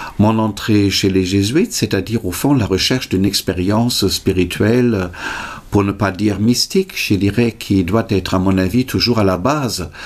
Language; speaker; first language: French; non-native, fluent; German